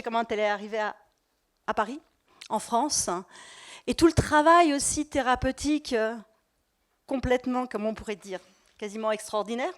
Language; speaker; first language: French; native; French